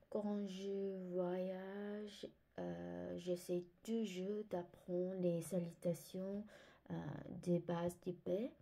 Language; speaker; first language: French; non-native, fluent; Korean